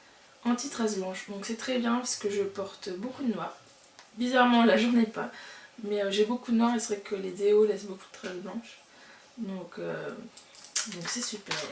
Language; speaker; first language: French; native; French